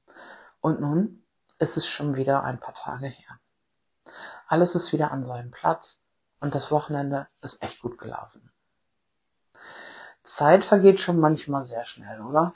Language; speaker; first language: German; native; German